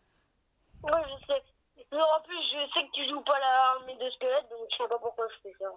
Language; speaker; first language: French; native; French